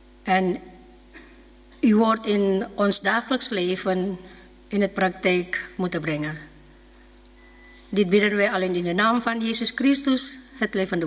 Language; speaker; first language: Dutch; non-native, fluent; Indonesian